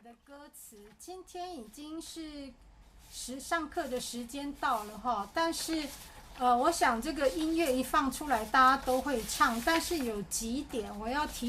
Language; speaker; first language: Chinese; native; Chinese